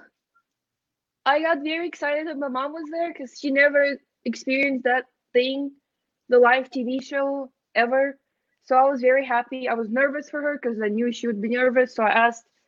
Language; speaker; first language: English; non-native, fluent; Ukrainian